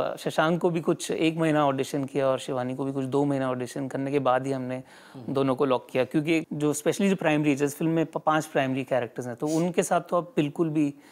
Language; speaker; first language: Hindi; native; Hindi